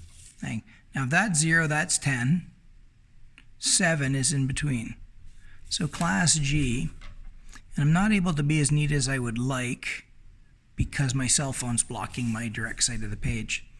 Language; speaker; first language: English; native; English